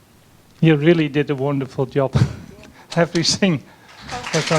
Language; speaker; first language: English; non-native, fluent; Dutch